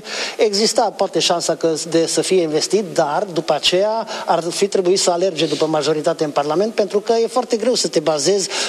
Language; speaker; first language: Romanian; non-native, local second language; Hungarian